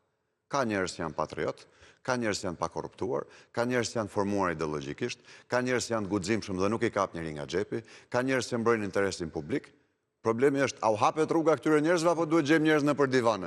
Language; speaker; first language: Albanian; native; Albanian